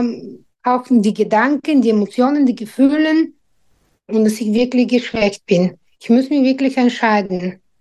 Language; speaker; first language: German; non-native, fluent; Bulgarian